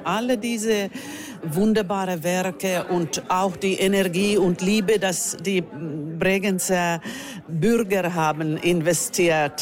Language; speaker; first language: German; non-native, fluent; Finnish